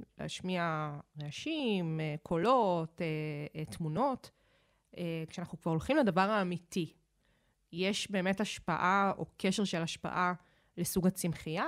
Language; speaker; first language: Hebrew; native; Hebrew